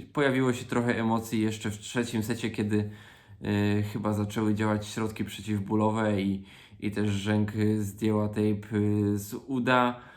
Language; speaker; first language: Polish; native; Polish